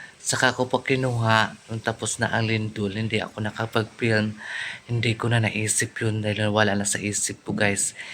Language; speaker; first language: Filipino; non-native, local second language; Cebuano